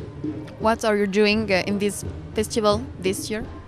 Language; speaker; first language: English; non-native, learner; French